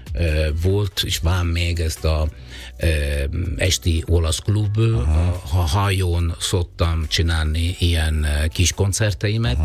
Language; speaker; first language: Hungarian; non-native, learner; Italian